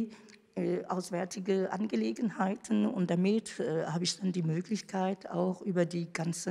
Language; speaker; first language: German; non-native, fluent; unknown